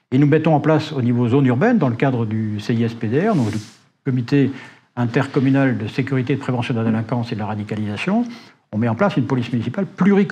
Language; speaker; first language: French; native; French